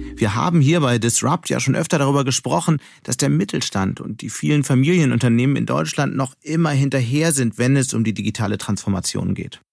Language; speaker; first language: German; native; German